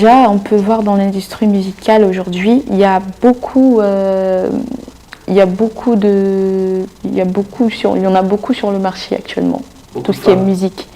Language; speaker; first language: French; non-native, local second language; Sango